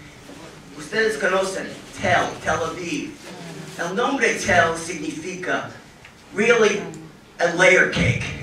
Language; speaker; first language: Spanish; non-native, fluent; English